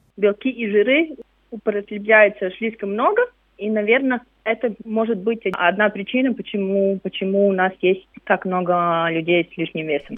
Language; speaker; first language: Russian; non-native, local second language; Latvian